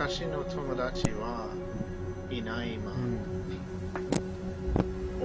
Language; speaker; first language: Japanese; non-native, learner; English